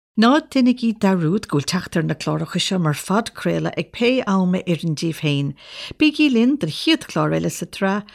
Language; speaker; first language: Irish; native; Irish